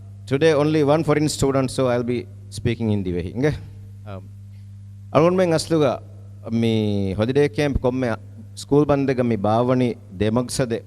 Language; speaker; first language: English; non-native, local second language; Divehi